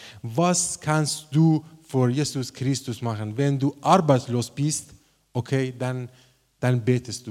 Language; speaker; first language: German; non-native, learner; Persian